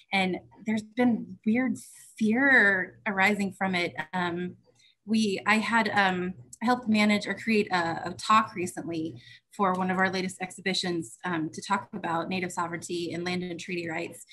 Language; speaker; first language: English; native; English